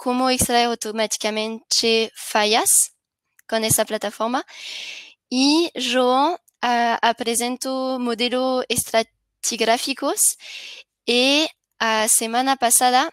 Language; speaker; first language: Spanish; non-native, learner; French